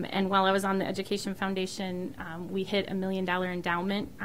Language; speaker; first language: English; native; English